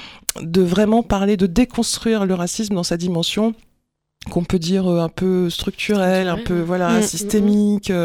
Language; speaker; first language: French; native; French